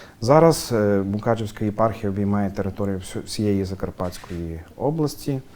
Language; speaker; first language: Ukrainian; native; Ukrainian